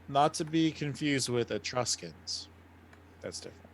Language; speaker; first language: English; native; English